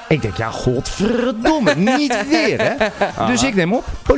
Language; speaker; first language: Dutch; native; Dutch